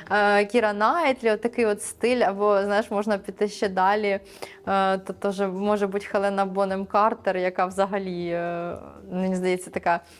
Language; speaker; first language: Ukrainian; early bilingual, other home language; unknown